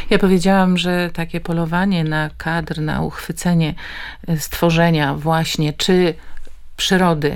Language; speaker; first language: Polish; native; Polish